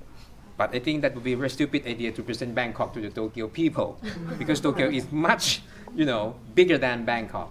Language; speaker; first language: English; non-native, fluent; Thai